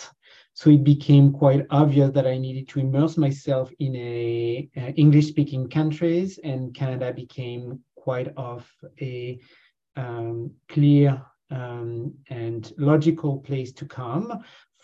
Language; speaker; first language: English; non-native, fluent; French